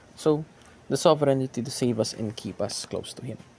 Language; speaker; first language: English; non-native, local second language; Filipino